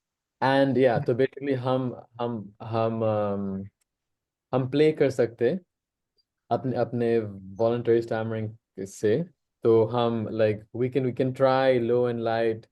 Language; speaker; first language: Hindi; non-native, local second language; English